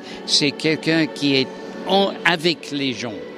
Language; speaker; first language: French; non-native, fluent; English